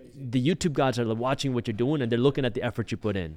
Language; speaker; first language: English; early bilingual, other home language; Punjabi